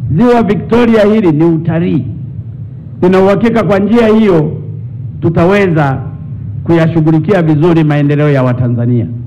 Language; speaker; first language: Swahili; non-native, local second language; Sukuma